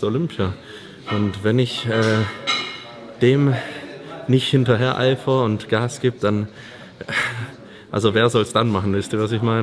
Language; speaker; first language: German; native; German